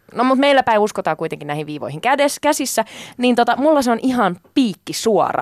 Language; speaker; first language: Finnish; early bilingual, other home language; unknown